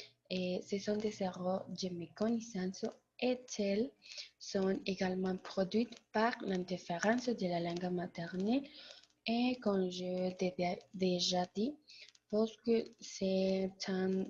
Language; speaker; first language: French; non-native, learner; Spanish